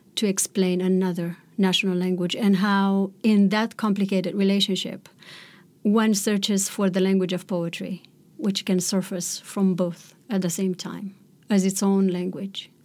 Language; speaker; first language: English; non-native, fluent; Romanian